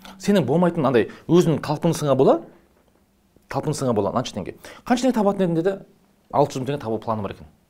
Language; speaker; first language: Kazakh; native; Kazakh